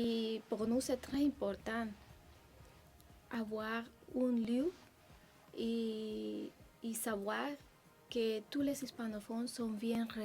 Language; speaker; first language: French; non-native, learner; Spanish